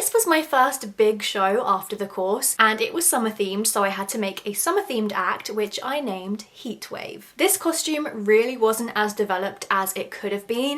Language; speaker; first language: English; native; English